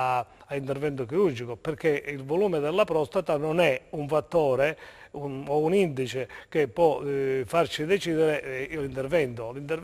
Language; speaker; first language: Italian; native; Italian